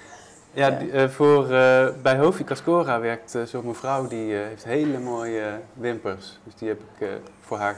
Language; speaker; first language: Dutch; native; Dutch